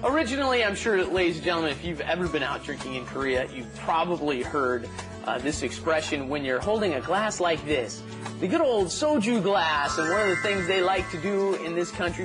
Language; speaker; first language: English; native; English